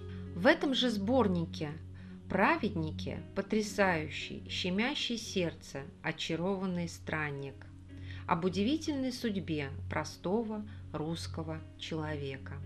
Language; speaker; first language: Russian; native; Russian